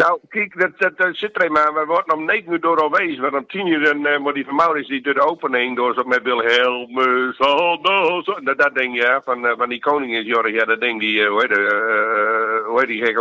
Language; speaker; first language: Dutch; native; Dutch